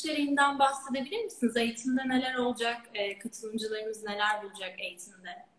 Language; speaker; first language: Turkish; native; Turkish